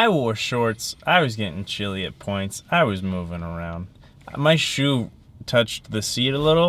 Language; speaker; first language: English; native; English